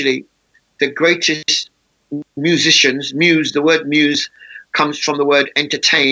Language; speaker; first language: English; native; English